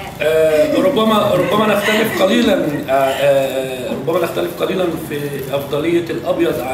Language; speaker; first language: Arabic; native; Arabic